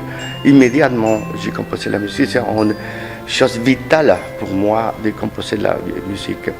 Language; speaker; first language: French; non-native, learner; Spanish